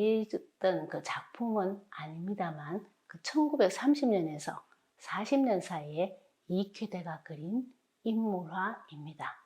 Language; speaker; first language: Korean; native; Korean